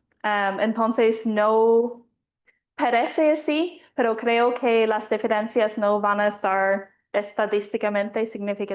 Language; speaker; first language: Spanish; non-native, fluent; English